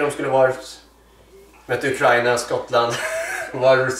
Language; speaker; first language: Swedish; native; Swedish